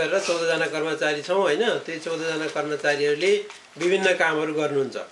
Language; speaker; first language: Nepali; native; Nepali